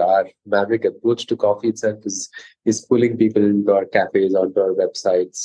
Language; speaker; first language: English; non-native, local second language; Konkani